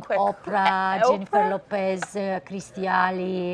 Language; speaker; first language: English; non-native, fluent; Romanian